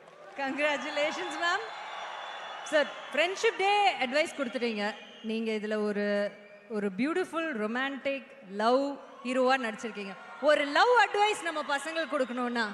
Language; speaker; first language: Tamil; native; Tamil